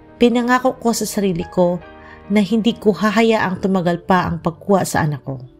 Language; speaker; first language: Filipino; non-native, local second language; Bikol